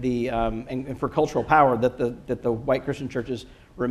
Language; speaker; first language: English; native; English